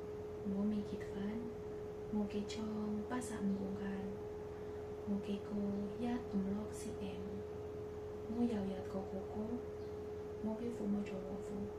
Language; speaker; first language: Cantonese; non-native, learner; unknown